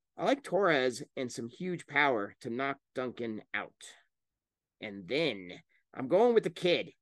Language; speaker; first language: English; native; English